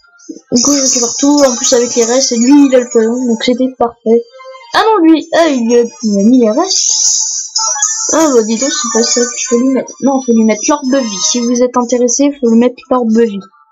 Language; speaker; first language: French; native; French